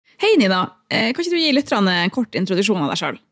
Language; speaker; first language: Norwegian; native; Norwegian